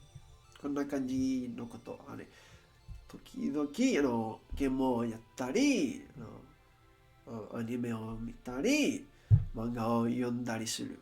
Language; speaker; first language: Japanese; non-native, learner; Spanish